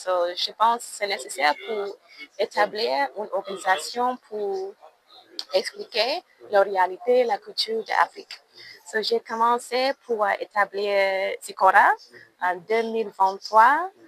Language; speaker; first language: French; non-native, learner; English